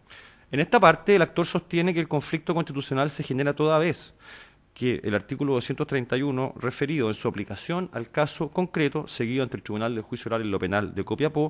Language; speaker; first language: Spanish; native; Spanish